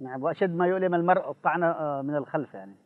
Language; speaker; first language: Arabic; native; Arabic